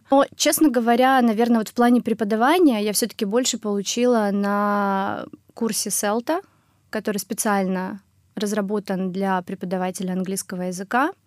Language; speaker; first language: Russian; native; Russian